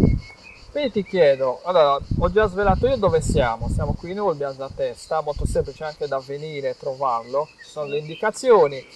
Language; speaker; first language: Italian; native; Italian